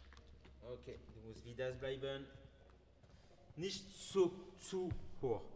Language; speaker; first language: German; non-native, learner; French